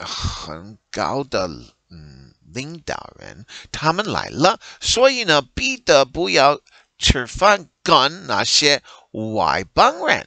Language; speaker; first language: Chinese; non-native, learner; English